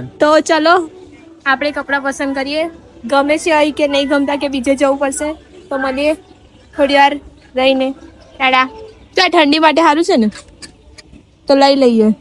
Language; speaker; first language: Gujarati; native; Gujarati